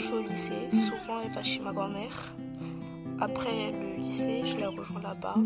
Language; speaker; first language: French; native; French